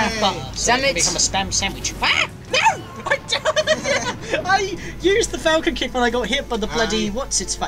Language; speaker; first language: English; native; English